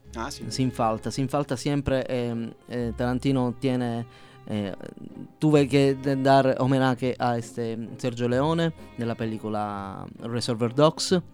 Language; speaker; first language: Spanish; non-native, learner; Sicilian